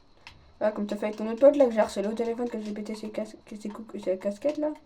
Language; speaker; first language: French; native; French